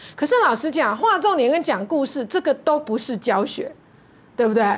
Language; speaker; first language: Chinese; non-native, local second language; Min Nan Chinese